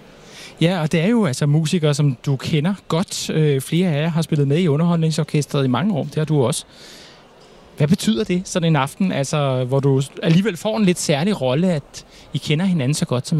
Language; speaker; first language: Danish; native; Danish